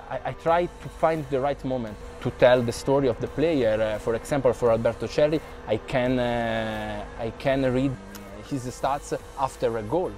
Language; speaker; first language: English; non-native, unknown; Italian